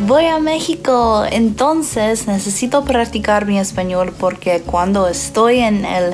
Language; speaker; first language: Spanish; early bilingual, heritage; English